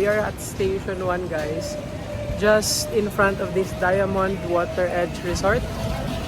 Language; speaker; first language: English; non-native, local second language; Cebuano